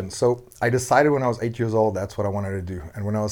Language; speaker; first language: English; non-native, local second language; Afrikaans